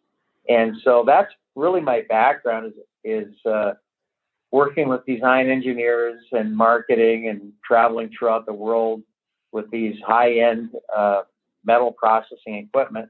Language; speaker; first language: English; native; English